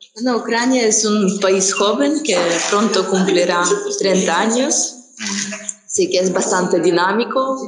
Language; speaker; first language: Spanish; non-native, fluent; Ukrainian